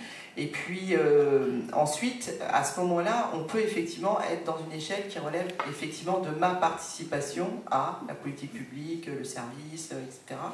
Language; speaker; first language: French; native; French